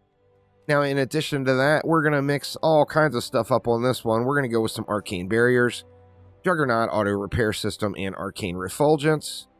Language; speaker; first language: English; native; English